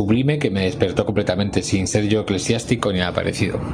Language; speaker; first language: Spanish; native; Spanish